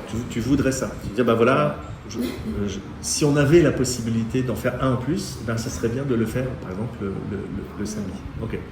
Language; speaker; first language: French; native; French